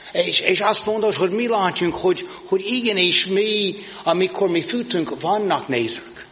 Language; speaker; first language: Hungarian; non-native, learner; English